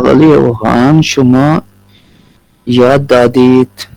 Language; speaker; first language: Persian; non-native, learner; Urdu